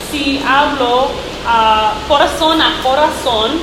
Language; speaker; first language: Spanish; non-native, learner; English